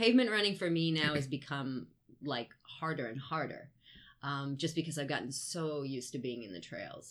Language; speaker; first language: English; native; English